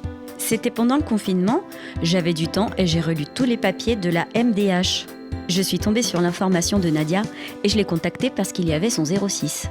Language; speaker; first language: French; native; French